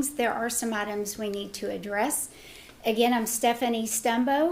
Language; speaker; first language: English; native; English